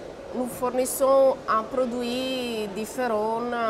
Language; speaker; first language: French; non-native, learner; Italian